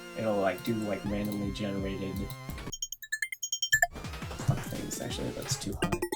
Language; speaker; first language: English; native; English